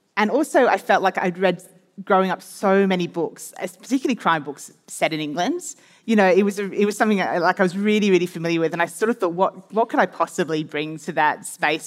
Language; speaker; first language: English; native; English